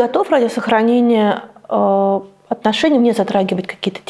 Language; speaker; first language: Russian; native; Russian